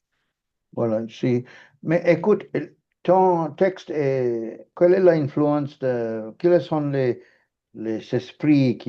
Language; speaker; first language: French; non-native, fluent; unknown